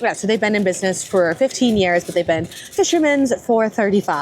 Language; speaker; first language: English; native; English